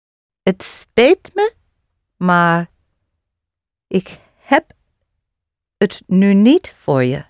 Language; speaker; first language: Dutch; non-native, learner; English